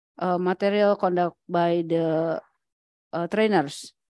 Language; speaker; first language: English; non-native, learner; Indonesian